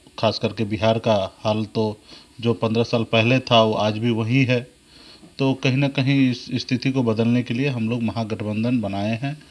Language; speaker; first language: Hindi; native; Hindi